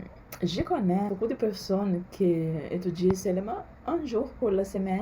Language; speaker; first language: French; non-native, learner; Portuguese